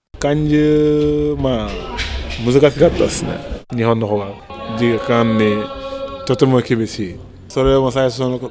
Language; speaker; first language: Japanese; non-native, fluent; Wolof